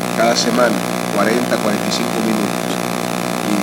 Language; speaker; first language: Spanish; early bilingual, heritage; Spanish